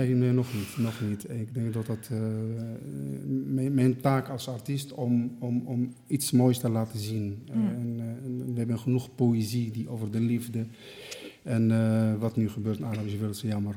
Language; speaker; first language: Dutch; non-native, local second language; Arabic